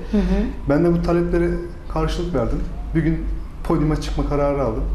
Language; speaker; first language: Turkish; native; Turkish